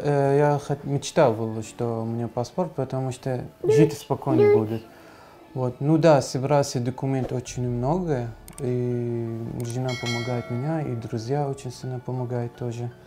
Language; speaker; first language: Russian; non-native, learner; Arabic